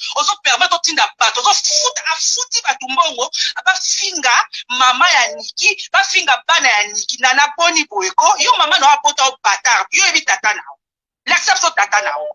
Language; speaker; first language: Lingala; native; Lingala